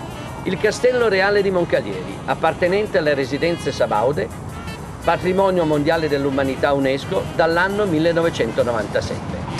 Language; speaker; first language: Italian; native; Italian